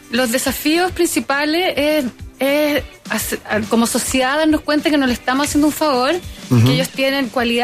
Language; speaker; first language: Spanish; native; Spanish